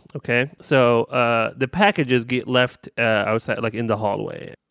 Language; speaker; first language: English; non-native, fluent; Arabic